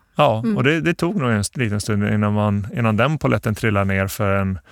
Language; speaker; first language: Swedish; early bilingual, other home language; Bosnian